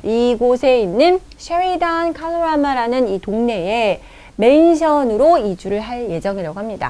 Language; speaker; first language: Korean; native; Korean